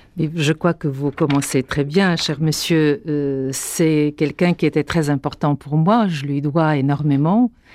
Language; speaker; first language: French; non-native, fluent; Bulgarian